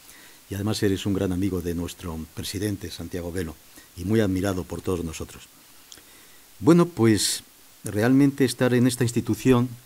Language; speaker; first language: Spanish; native; Spanish